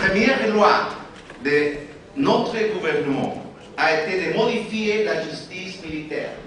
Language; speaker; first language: French; non-native, fluent; Spanish